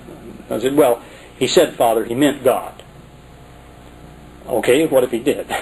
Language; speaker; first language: English; native; English